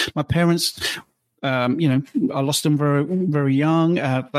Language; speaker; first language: English; native; English